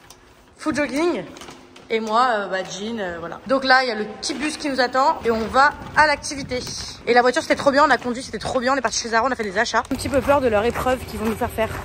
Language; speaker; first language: French; native; French